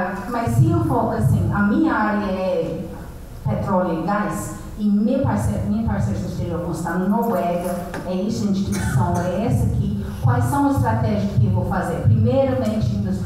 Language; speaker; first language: Portuguese; native; Portuguese